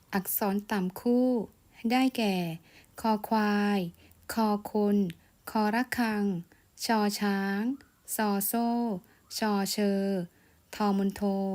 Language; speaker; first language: Thai; non-native, local second language; Malay